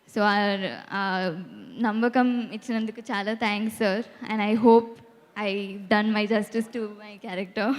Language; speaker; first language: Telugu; non-native, learner; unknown